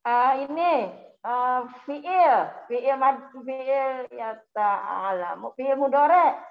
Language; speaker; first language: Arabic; non-native, learner; Indonesian